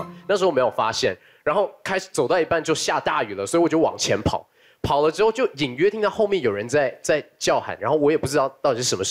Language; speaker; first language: Chinese; native; Chinese